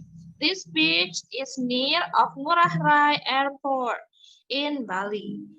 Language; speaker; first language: English; non-native, learner; Indonesian